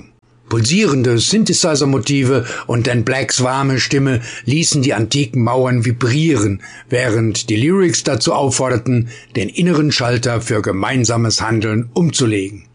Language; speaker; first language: German; native; German